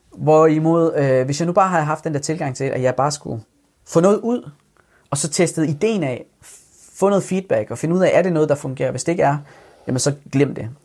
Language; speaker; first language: Danish; early bilingual, other home language; Persian